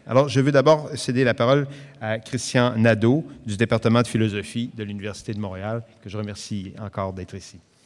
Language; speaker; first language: French; native; French